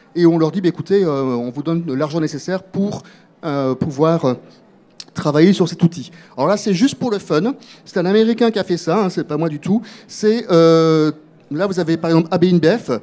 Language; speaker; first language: French; native; French